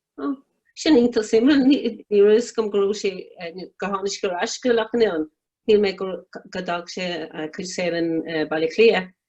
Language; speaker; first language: Irish; non-native, local second language; English